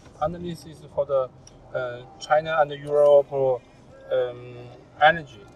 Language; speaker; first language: English; non-native, learner; Chinese